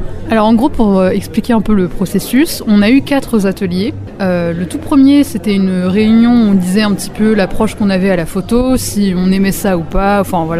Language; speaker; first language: French; native; French